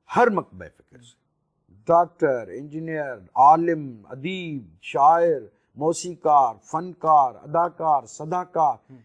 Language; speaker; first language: Urdu; non-native, local second language; Sindhi